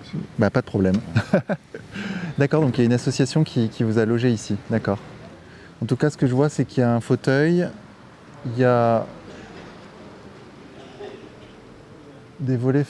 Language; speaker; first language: French; native; French